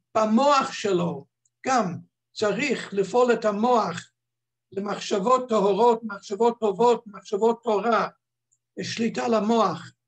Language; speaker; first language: Hebrew; non-native, fluent; English